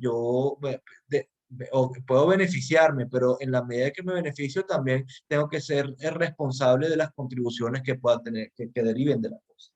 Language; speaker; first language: Spanish; native; Spanish